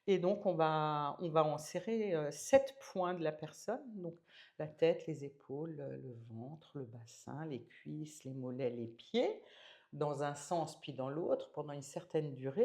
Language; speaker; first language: French; native; French